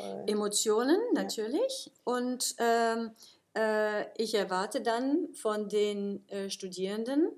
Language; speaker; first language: German; non-native, fluent; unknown